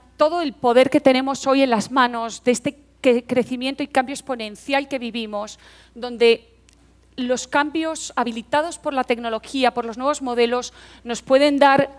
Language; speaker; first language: Spanish; native; Spanish